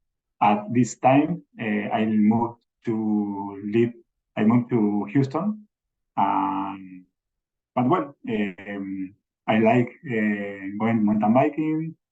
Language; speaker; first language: English; non-native, learner; Spanish